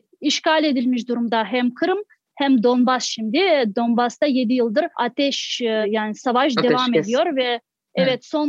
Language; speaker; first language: Turkish; non-native, fluent; Crimean Tatar